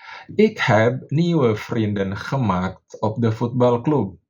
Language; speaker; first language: Dutch; non-native, fluent; Indonesian